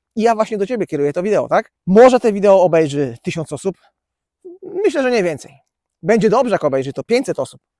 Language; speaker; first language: Polish; native; Polish